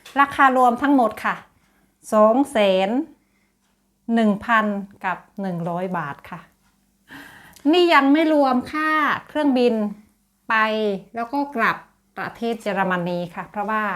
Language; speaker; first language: Thai; native; Thai